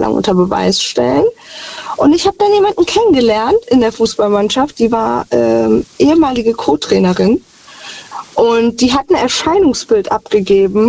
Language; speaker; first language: German; native; German